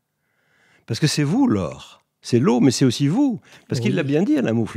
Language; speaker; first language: French; native; French